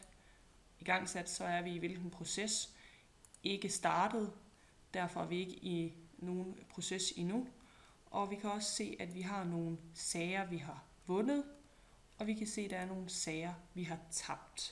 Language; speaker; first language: Danish; native; Danish